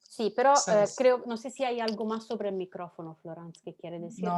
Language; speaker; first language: Spanish; non-native, fluent; Italian